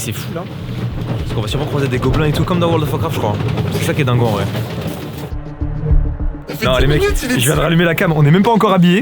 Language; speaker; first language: French; native; French